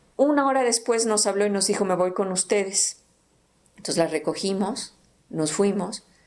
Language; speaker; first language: Spanish; native; Spanish